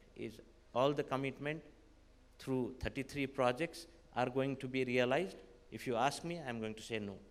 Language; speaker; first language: English; non-native, local second language; Nepali